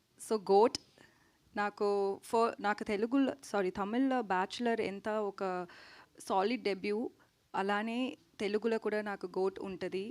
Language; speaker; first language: Telugu; non-native, learner; Tamil